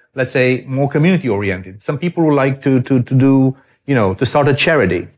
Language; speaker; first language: English; non-native, fluent; Romanian